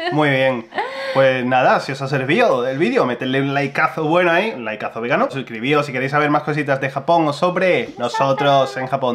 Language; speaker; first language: Spanish; native; Spanish